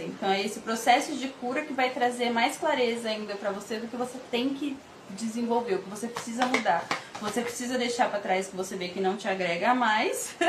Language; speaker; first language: Portuguese; native; Portuguese